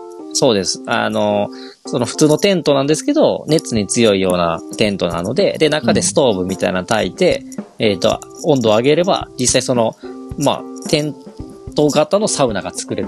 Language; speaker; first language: Japanese; native; Japanese